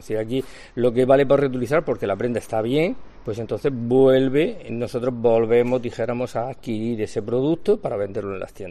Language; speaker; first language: Spanish; native; Spanish